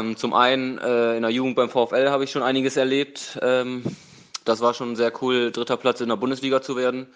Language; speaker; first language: German; native; German